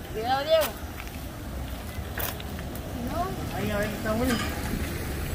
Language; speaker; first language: Spanish; native; Spanish